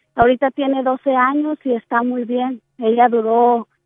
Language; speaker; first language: Spanish; native; Spanish